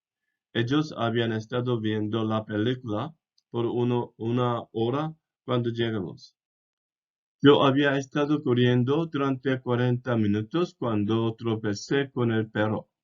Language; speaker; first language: Spanish; non-native, fluent; English